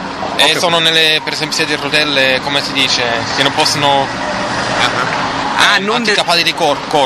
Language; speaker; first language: Italian; early bilingual, heritage; Italian